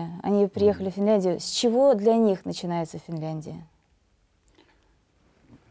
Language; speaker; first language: Russian; native; Russian